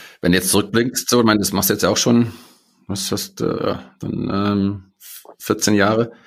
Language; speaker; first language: German; native; German